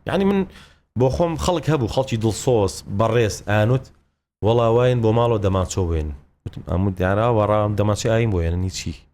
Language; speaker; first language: Central Kurdish; native; Central Kurdish